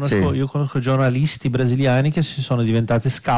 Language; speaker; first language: Italian; non-native, fluent; Portuguese